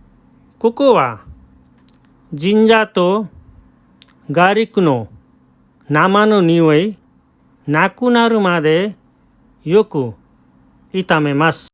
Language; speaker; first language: Japanese; non-native, learner; Nepali